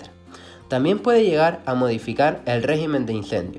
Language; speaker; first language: Spanish; native; Spanish